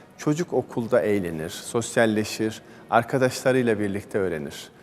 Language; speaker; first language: Turkish; native; Turkish